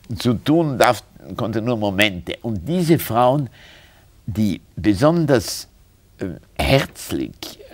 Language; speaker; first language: German; native; German